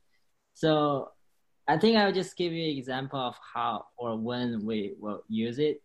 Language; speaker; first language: English; non-native, fluent; Chinese